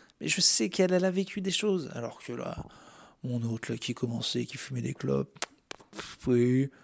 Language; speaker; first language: French; native; French